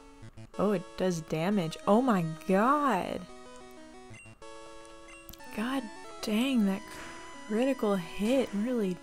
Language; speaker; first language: English; native; English